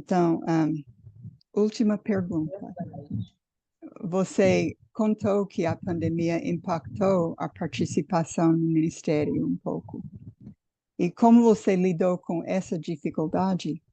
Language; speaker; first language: Portuguese; non-native, fluent; English